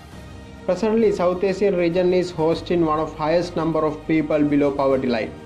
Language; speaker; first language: English; non-native, local second language; Sinhala